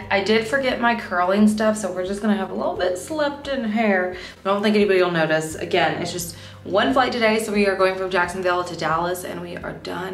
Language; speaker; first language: English; native; English